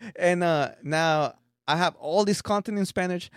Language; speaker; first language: English; early bilingual, other home language; Spanish